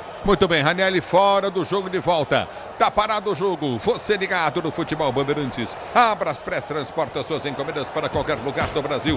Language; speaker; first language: Portuguese; native; Portuguese